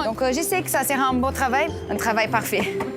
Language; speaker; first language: French; non-native, learner; Portuguese